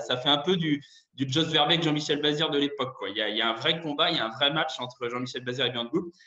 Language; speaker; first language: French; native; French